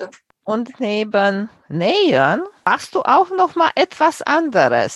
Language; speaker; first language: German; non-native, fluent; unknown